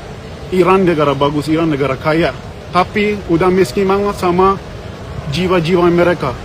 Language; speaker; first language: Indonesian; non-native, learner; Persian